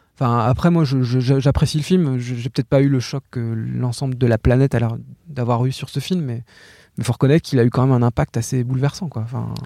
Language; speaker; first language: French; native; French